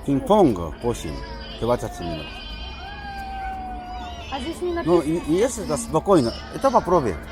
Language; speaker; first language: Russian; non-native, learner; Korean